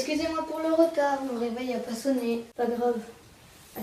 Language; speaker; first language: French; native; French